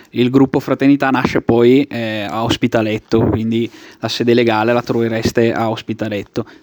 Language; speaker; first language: Italian; native; Italian